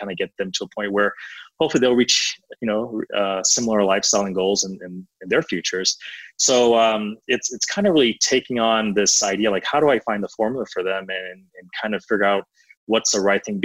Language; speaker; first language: English; native; English